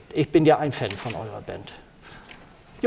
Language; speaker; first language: German; native; German